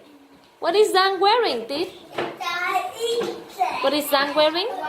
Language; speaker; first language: English; non-native, fluent; Vietnamese